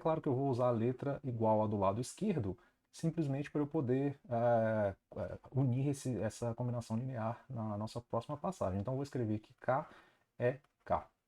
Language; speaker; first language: Portuguese; native; Portuguese